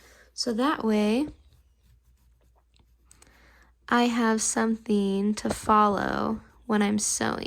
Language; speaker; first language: English; native; English